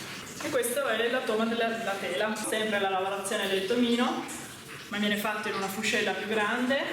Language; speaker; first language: Italian; native; Italian